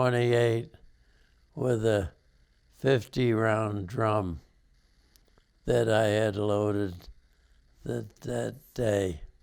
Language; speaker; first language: English; native; English